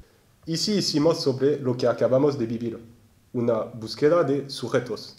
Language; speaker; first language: Spanish; non-native, learner; French